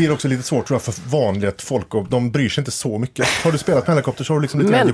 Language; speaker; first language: Swedish; native; Swedish